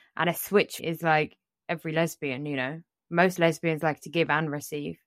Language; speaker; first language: English; native; English